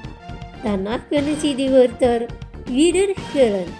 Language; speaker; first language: German; non-native, fluent; Indonesian